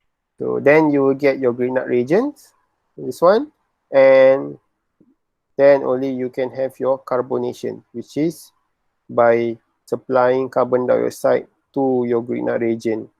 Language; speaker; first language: English; non-native, local second language; Malay